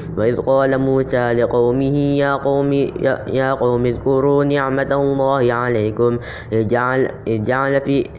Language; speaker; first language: Arabic; non-native, learner; Indonesian